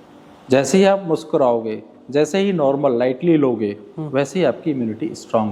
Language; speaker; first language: Hindi; native; Hindi